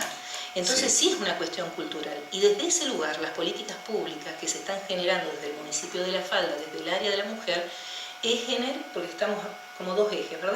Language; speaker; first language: Spanish; native; Spanish